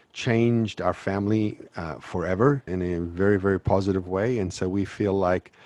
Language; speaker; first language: English; native; English